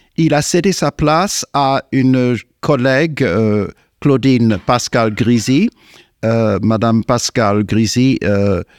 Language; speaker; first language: French; non-native, fluent; English